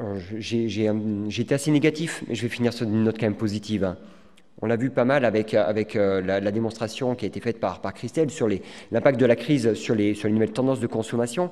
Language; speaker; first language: French; native; French